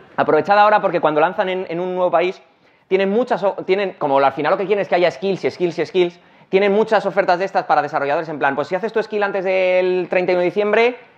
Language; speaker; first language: Spanish; native; Spanish